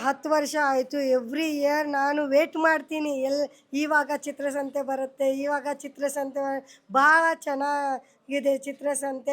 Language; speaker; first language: Kannada; non-native, learner; Hindi